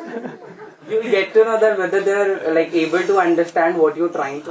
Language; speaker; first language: English; non-native, local second language; Hindi